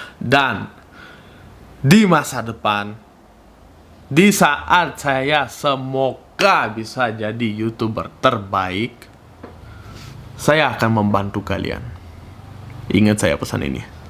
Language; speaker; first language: Indonesian; non-native, fluent; Russian